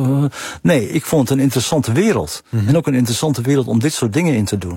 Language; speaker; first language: Dutch; native; Dutch